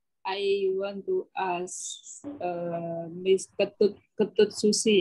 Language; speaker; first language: English; non-native, learner; Indonesian